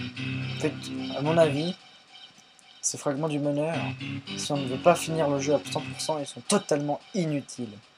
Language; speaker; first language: French; native; French